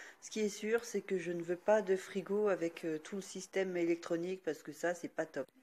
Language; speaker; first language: French; native; French